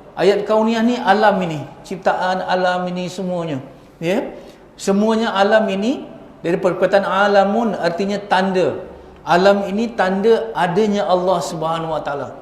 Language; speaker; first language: Malay; native; Malay